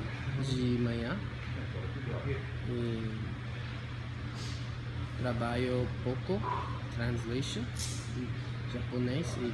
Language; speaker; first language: Portuguese; non-native, learner; English